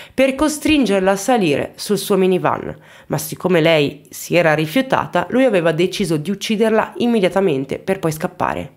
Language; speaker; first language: Italian; native; Italian